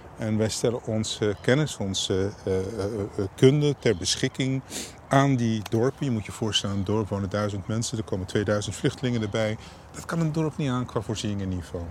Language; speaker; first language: Dutch; native; Dutch